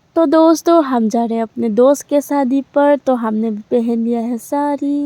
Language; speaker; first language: Hindi; non-native, local second language; Assamese